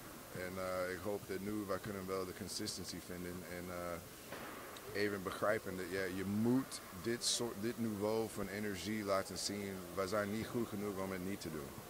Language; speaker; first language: Dutch; non-native, fluent; English